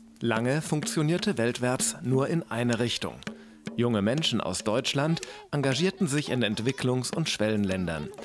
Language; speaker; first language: German; native; German